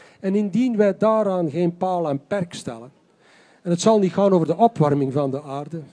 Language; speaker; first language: Dutch; native; Dutch